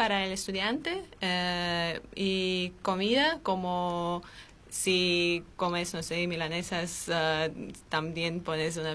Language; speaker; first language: Spanish; non-native, learner; Armenian